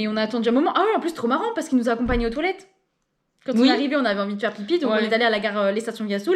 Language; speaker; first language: French; native; French